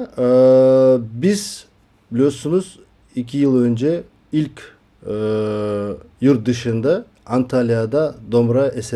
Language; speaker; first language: Turkish; non-native, learner; Kazakh